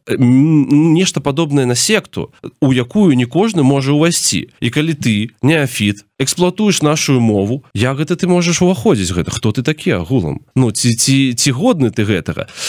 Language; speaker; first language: Belarusian; non-native, local second language; Russian